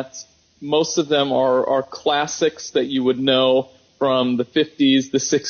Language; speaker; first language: English; native; English